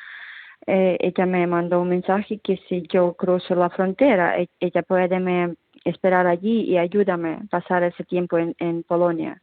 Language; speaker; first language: Spanish; non-native, fluent; Ukrainian